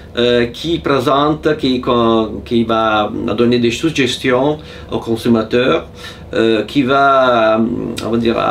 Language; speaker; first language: French; non-native, fluent; Italian